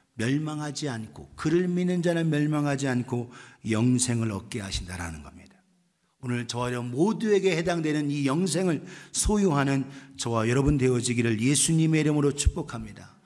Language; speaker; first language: Korean; native; Korean